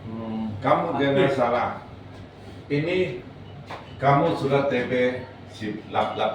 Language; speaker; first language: Indonesian; non-native, learner; Chinese